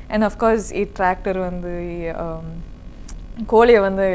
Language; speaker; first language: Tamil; non-native, learner; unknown